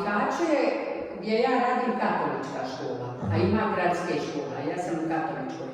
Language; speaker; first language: Croatian; native; Croatian